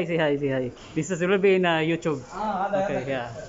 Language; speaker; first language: English; non-native, learner; Filipino